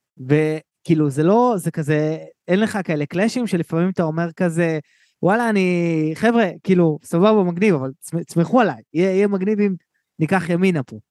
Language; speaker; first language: Hebrew; native; Hebrew